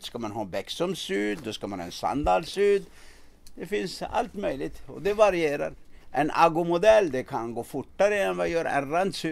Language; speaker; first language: Swedish; non-native, fluent; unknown